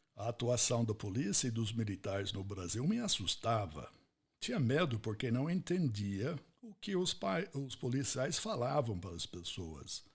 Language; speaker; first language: Portuguese; non-native, fluent; English